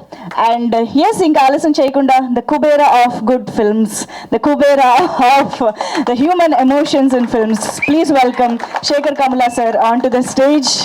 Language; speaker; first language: Telugu; native; Telugu